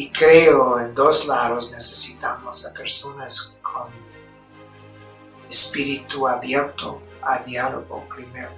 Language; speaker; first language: Spanish; non-native, fluent; English